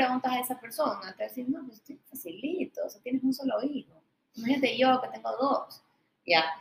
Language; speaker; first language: Spanish; native; Spanish